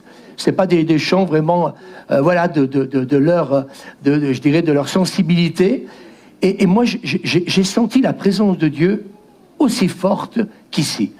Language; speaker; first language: French; native; French